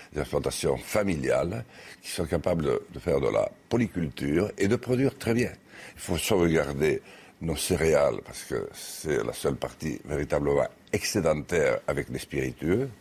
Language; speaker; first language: French; native; French